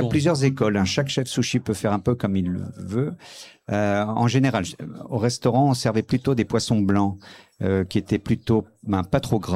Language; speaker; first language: French; native; French